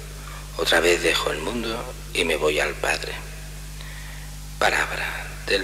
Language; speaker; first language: Spanish; native; Spanish